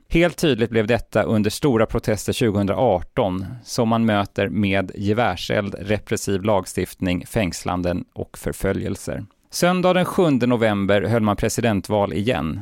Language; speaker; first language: Swedish; native; Swedish